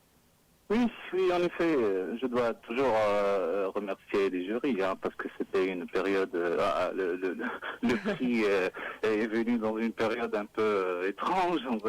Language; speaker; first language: French; non-native, local second language; Arabic